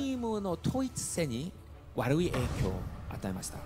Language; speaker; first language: Japanese; non-native, learner; Korean